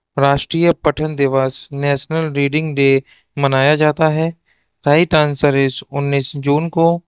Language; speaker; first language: Hindi; native; Hindi